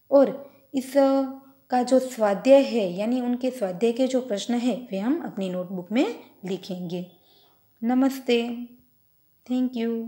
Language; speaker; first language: Hindi; non-native, local second language; Gujarati